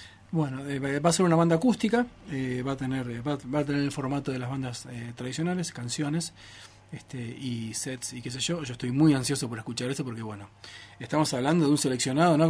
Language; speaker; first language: Spanish; native; Spanish